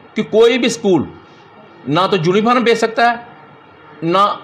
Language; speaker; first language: Hindi; native; Hindi